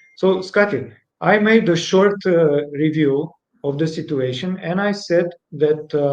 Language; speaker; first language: English; non-native, fluent; Romanian